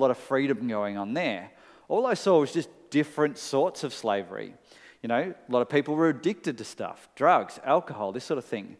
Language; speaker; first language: English; native; English